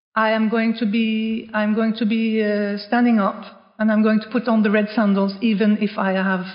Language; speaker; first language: English; non-native, fluent; Norwegian